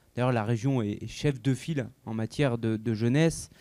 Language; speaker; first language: French; native; French